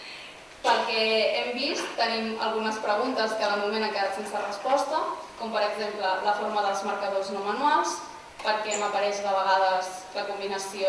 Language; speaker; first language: Catalan; native; Catalan